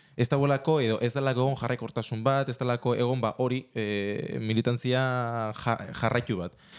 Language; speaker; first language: Basque; native; Basque